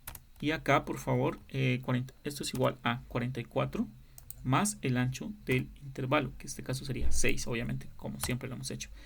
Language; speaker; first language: Spanish; native; Spanish